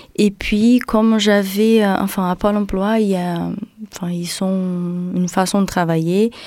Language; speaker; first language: French; non-native, fluent; Portuguese